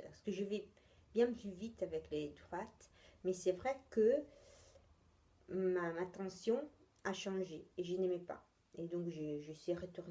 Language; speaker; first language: French; non-native, fluent; Italian